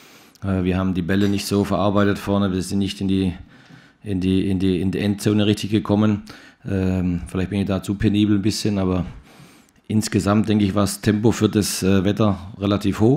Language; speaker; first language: German; native; German